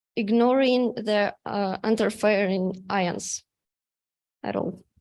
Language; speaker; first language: English; non-native, learner; Russian